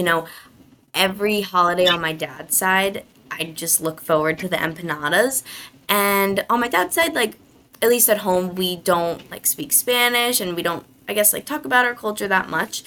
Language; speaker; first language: English; native; English